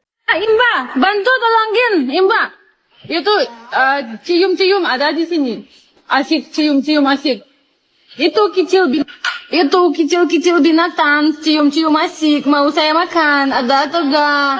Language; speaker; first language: Indonesian; non-native, learner; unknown